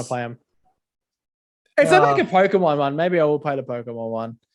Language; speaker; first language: English; native; English